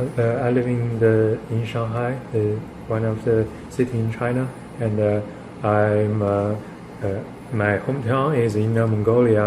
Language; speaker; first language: English; non-native, learner; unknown